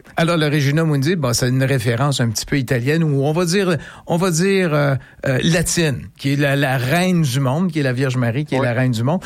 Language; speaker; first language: French; native; French